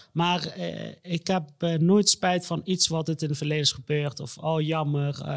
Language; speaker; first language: Dutch; non-native, fluent; Arabic